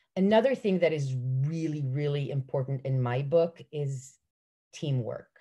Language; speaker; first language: English; non-native, fluent; Hebrew